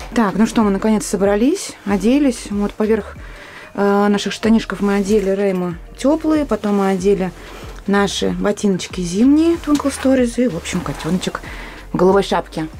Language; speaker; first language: Russian; non-native, local second language; Latvian